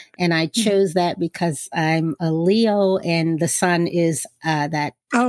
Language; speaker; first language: English; native; English